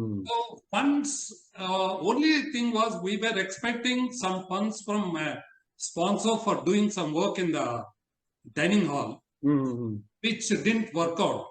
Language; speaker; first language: English; non-native, local second language; Telugu